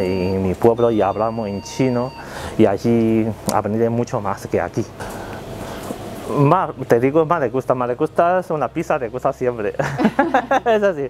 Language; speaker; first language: Spanish; non-native, learner; Chinese